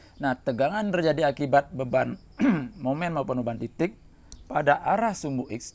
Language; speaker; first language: Indonesian; native; Indonesian